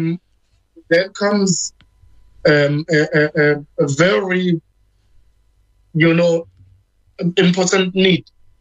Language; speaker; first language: English; non-native, local second language; Zulu